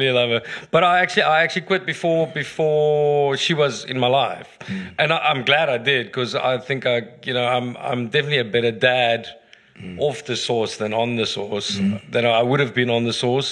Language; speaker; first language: English; non-native, local second language; Afrikaans